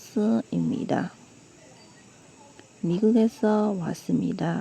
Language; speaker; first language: Korean; non-native, fluent; Burmese